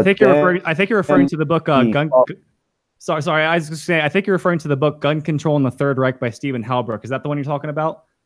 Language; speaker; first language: English; native; English